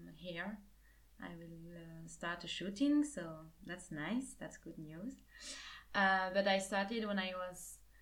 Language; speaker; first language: English; non-native, fluent; French